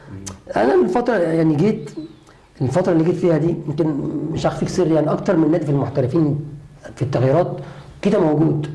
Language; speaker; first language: Arabic; native; Arabic